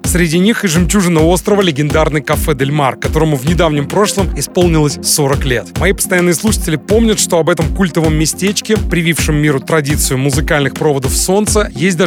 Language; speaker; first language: Russian; native; Russian